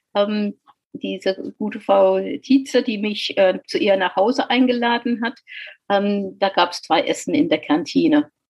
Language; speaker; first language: German; non-native, fluent; English